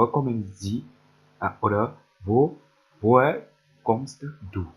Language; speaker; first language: German; non-native, learner; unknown